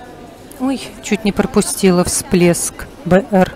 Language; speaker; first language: Russian; native; Russian